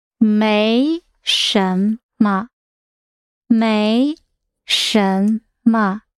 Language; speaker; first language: Chinese; non-native, learner; English